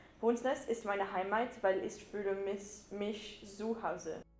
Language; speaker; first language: German; non-native, learner; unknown